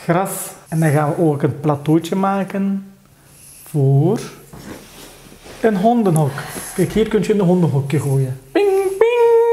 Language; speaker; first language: Dutch; early bilingual, other home language; Turkish